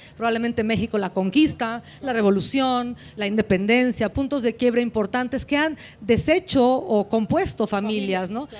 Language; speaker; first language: Spanish; non-native, fluent; Italian